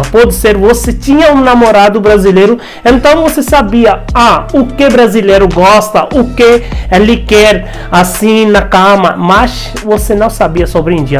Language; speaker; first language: Portuguese; non-native, learner; Hindi